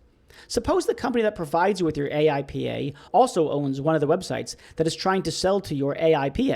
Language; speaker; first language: English; native; English